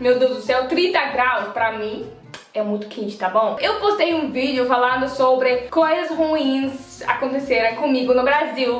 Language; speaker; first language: Portuguese; non-native, learner; Dutch